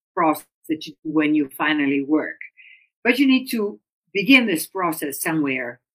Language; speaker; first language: English; non-native, fluent; Italian